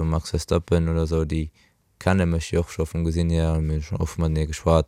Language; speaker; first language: Luxembourgish; early bilingual, other home language; Portuguese